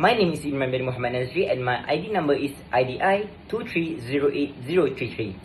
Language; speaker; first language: English; non-native, local second language; Malay